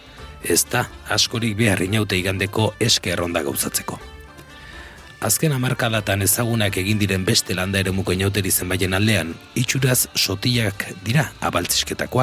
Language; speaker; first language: Basque; native; Basque